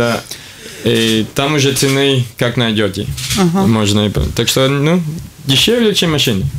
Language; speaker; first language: Russian; non-native, local second language; Latvian